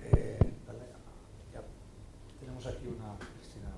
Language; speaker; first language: Spanish; native; Spanish